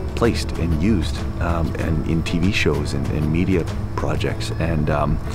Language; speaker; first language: English; native; English